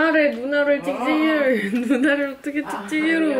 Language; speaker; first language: Korean; native; Korean